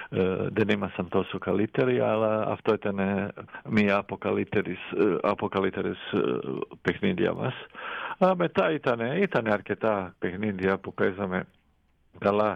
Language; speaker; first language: Greek; non-native, fluent; Croatian